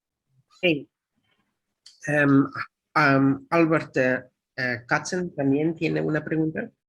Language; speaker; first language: Spanish; non-native, fluent; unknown